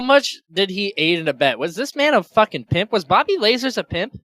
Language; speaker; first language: English; native; English